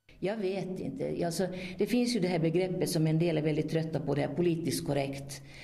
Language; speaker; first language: Swedish; native; Swedish